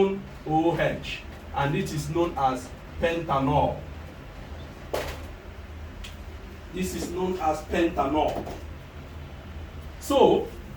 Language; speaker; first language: English; non-native, local second language; Igbo